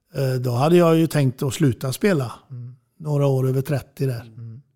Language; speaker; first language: Swedish; native; Swedish